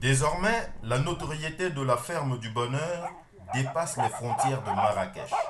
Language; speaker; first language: French; native; French